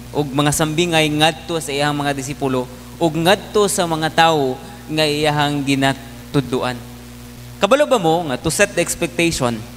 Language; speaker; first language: Cebuano; non-native, local second language; Hiligaynon